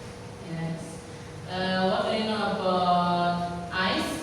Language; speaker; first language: English; non-native, learner; Indonesian